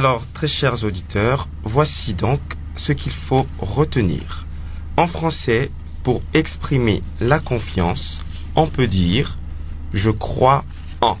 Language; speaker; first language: French; non-native, local second language; Lingala